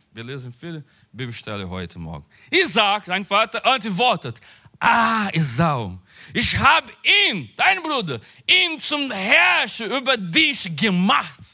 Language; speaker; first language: German; non-native, learner; Portuguese